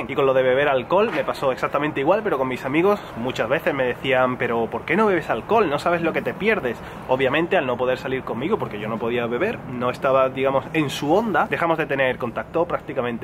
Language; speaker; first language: Spanish; native; Spanish